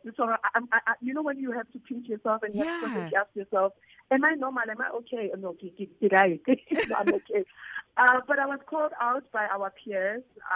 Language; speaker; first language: English; non-native, local second language; Southern Sotho